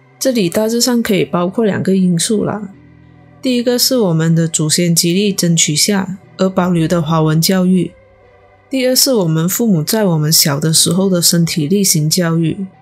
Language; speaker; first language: Chinese; native; Chinese